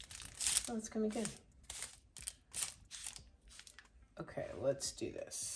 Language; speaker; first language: English; native; English